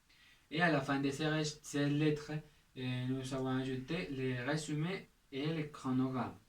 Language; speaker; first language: French; non-native, learner; Spanish